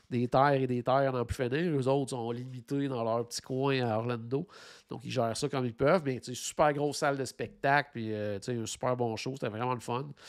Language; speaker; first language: French; native; French